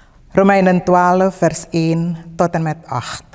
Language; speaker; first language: Dutch; non-native, fluent; Indonesian